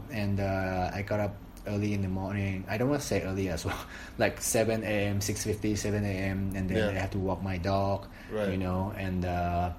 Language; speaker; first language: English; non-native, fluent; Thai